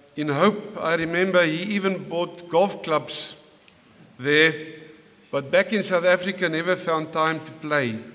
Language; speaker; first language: English; non-native, local second language; Afrikaans